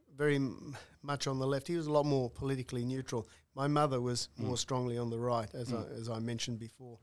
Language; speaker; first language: English; native; English